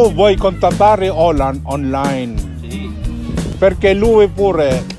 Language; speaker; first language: Italian; non-native, learner; Filipino